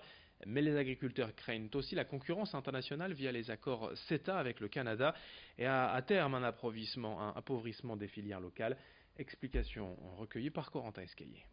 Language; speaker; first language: French; native; French